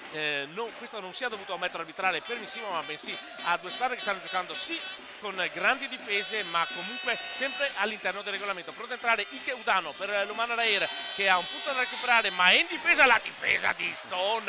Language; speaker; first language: Italian; native; Italian